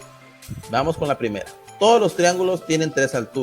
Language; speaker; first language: Spanish; native; Spanish